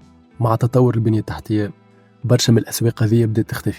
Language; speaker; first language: Arabic; native; Arabic